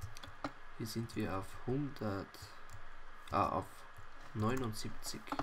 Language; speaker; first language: German; native; German